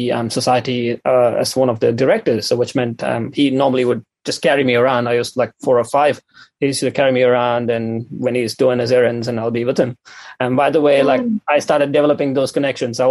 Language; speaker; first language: English; non-native, local second language; Tamil